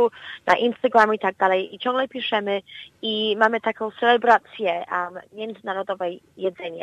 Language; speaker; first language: Polish; early bilingual, heritage; Polish